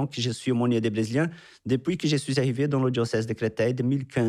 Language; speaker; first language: French; non-native, fluent; Portuguese